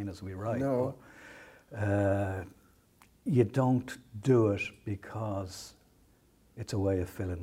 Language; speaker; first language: English; native; English